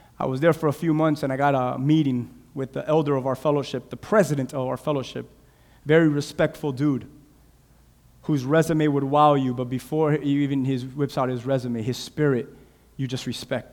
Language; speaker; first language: English; non-native, fluent; Spanish